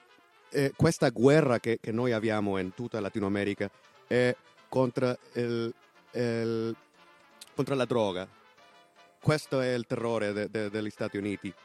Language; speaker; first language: Italian; non-native, learner; Spanish